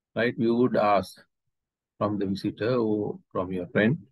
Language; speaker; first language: English; non-native, local second language; Sinhala